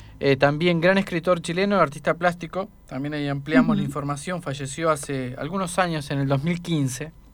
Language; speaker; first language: Spanish; native; Spanish